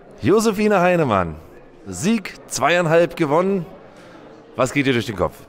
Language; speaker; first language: German; native; German